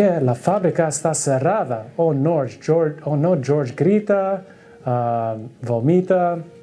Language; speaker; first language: Spanish; non-native, learner; English